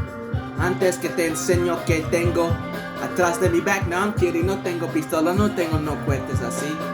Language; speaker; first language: Spanish; early bilingual, heritage; English